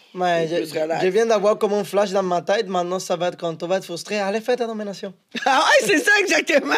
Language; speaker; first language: French; non-native, fluent; Spanish